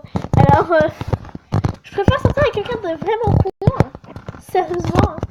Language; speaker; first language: French; native; French